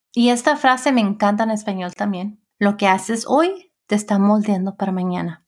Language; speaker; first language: Spanish; early bilingual, heritage; Spanish